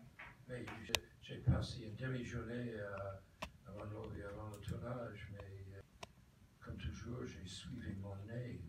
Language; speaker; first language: French; non-native, fluent; English